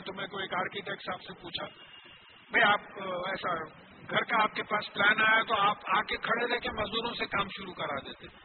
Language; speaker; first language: Urdu; native; Urdu